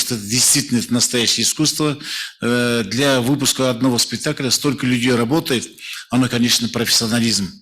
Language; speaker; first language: Russian; non-native, local second language; Kazakh